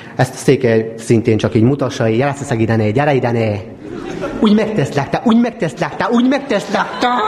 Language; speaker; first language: Hungarian; native; Hungarian